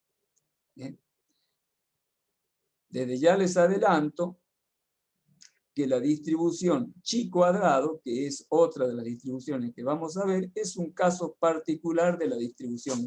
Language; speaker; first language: Spanish; native; Spanish